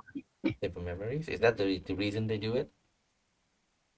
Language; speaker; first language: English; non-native, fluent; Vietnamese